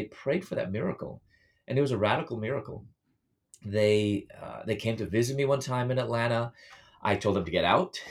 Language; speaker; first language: English; native; English